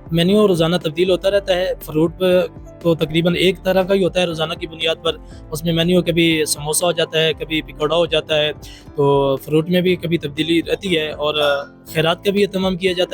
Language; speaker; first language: Urdu; native; Urdu